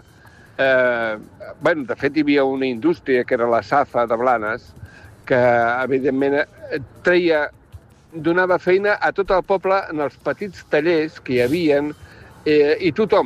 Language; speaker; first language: Catalan; native; Catalan